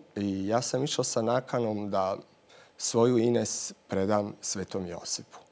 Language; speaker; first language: Croatian; native; Croatian